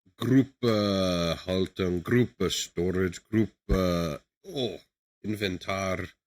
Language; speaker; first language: German; non-native, learner; English